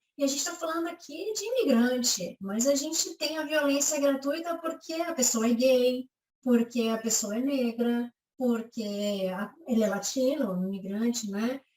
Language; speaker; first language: Portuguese; native; Portuguese